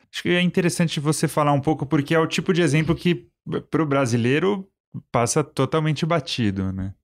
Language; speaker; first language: Portuguese; native; Portuguese